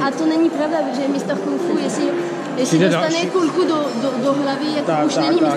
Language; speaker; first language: Czech; non-native, fluent; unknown